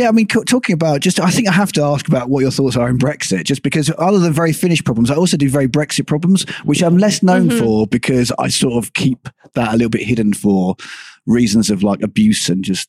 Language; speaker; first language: English; native; English